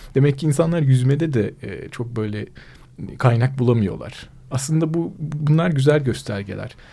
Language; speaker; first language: Turkish; native; Turkish